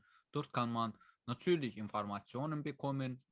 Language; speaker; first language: German; non-native, learner; Azerbaijani